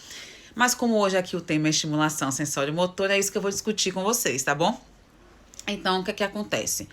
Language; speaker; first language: Portuguese; native; Portuguese